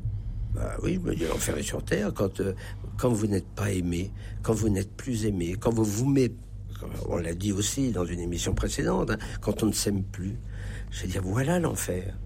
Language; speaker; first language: French; native; French